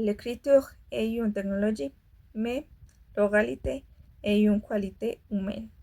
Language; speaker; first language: French; non-native, fluent; Spanish